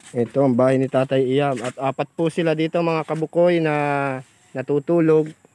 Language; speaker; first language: Filipino; native; Filipino